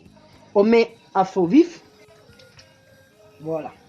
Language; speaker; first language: French; non-native, fluent; Italian